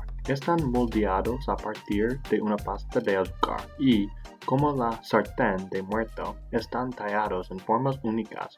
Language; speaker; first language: Spanish; non-native, learner; English